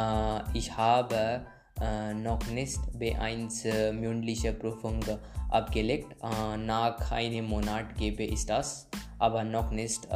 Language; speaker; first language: German; non-native, learner; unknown